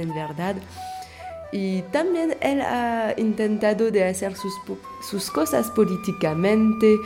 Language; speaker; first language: Spanish; non-native, fluent; French